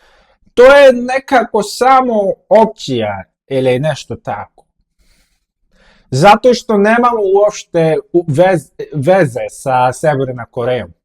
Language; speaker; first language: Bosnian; non-native, fluent; Korean